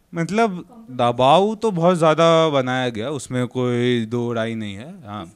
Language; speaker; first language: Hindi; native; Hindi